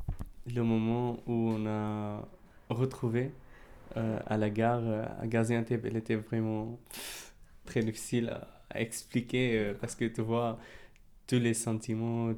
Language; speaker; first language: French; non-native, fluent; Arabic